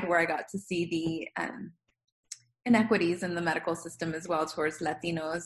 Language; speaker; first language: English; non-native, fluent; Spanish